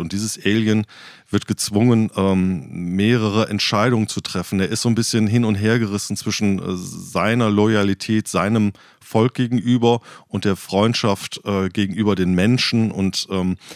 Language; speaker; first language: German; native; German